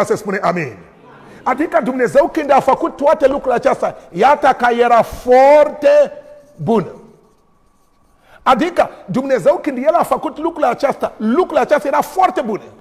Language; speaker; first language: Romanian; non-native, learner; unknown